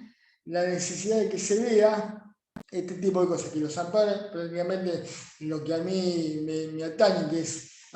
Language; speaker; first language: Spanish; native; Spanish